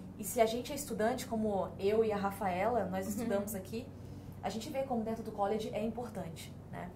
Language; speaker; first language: Portuguese; native; Portuguese